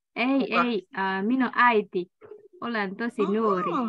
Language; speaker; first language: Finnish; non-native, learner; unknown